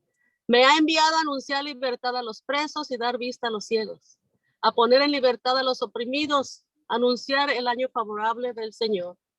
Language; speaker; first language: Spanish; native; Spanish